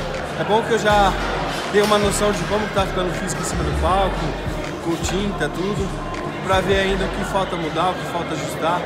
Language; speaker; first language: Portuguese; native; Portuguese